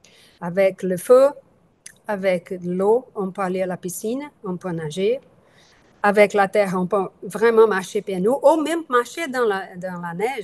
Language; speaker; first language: French; non-native, fluent; Portuguese